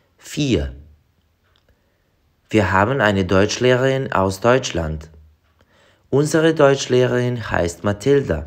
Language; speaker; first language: German; non-native, fluent; Serbian